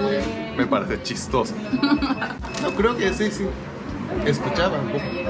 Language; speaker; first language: Spanish; non-native, learner; Japanese